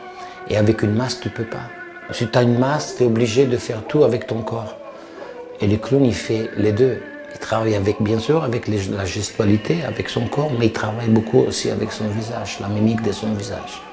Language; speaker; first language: French; non-native, fluent; Italian